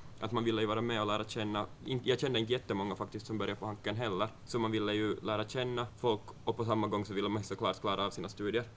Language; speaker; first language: Swedish; native; Swedish